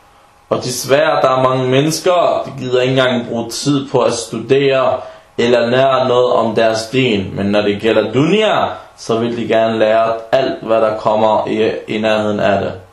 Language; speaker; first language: Danish; non-native, fluent; Arabic